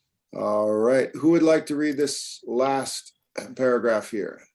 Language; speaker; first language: English; native; English